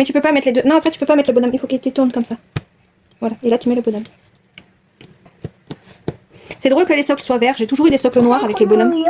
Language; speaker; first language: French; native; French